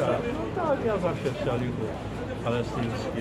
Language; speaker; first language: Polish; non-native, fluent; Arabic